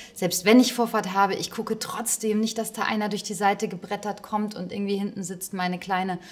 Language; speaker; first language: German; native; German